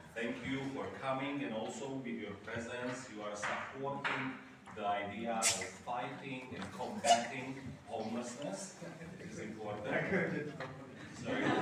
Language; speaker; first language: English; non-native, fluent; Slovak